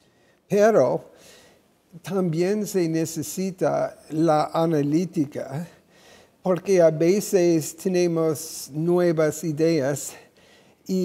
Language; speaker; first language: Spanish; non-native, fluent; English